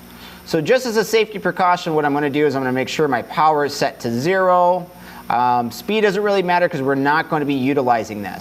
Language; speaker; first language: English; native; English